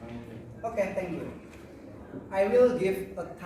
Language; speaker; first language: English; non-native, learner; Indonesian